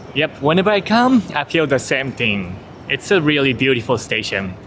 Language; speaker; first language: English; non-native, fluent; Japanese